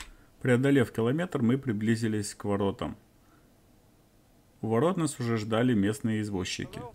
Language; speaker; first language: Russian; native; Russian